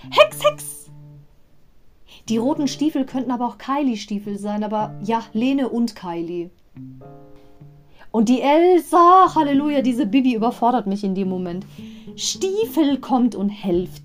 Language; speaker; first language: German; native; German